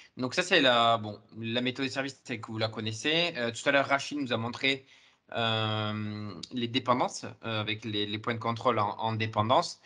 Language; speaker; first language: French; native; French